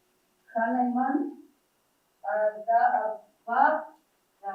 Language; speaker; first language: Persian; non-native, learner; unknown